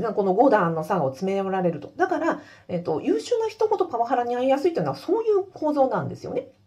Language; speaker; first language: Japanese; native; Japanese